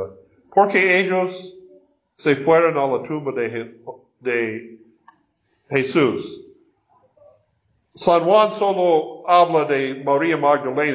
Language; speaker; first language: Spanish; non-native, learner; English